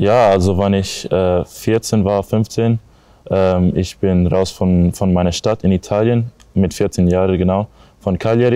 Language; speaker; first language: German; non-native, learner; English